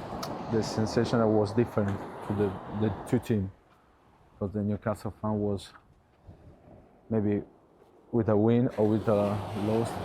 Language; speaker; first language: English; non-native, learner; Italian